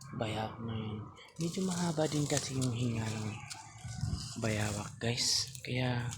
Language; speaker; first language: Filipino; non-native, local second language; Cebuano